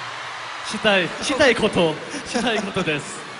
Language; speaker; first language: Japanese; non-native, fluent; Korean